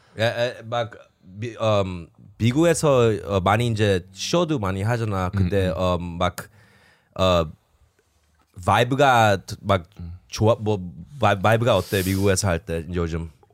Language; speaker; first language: Korean; early bilingual, heritage; Korean